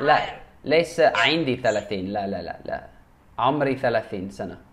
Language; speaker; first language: Arabic; non-native, learner; English